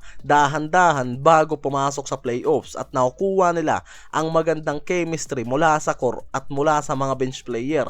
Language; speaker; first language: Filipino; native; Filipino